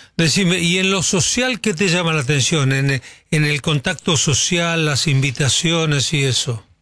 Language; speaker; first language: Spanish; native; Spanish